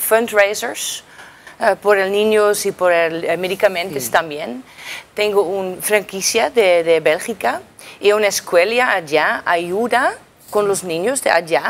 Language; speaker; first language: Spanish; non-native, learner; Dutch